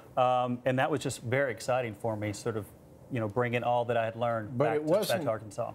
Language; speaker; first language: English; native; English